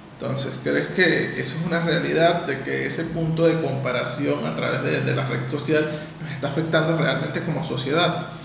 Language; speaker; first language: Spanish; native; Spanish